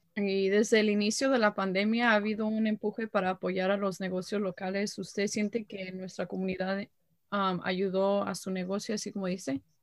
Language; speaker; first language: Spanish; early bilingual, heritage; Spanish